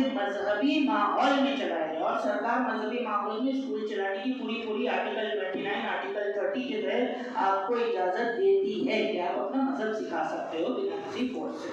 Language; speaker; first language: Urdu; non-native, local second language; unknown